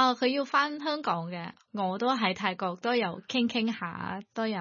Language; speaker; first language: Cantonese; non-native, fluent; Thai